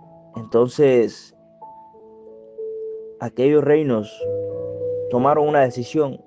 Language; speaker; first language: Spanish; native; Spanish